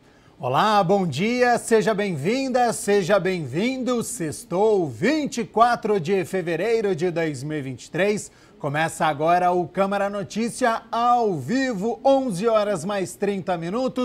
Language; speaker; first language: Portuguese; native; Portuguese